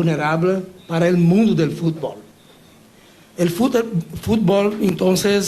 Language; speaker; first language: Spanish; non-native, learner; Portuguese